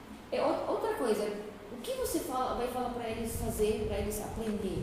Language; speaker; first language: Portuguese; non-native, fluent; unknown